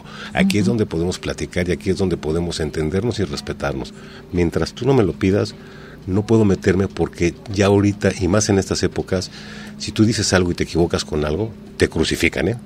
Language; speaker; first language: Spanish; native; Spanish